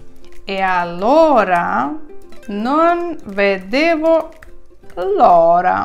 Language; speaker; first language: Italian; non-native, fluent; Ukrainian